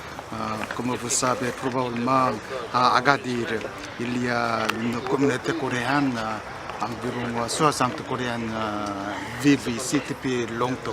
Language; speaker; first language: French; non-native, learner; Korean